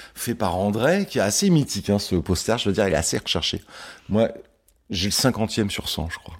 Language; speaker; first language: French; native; French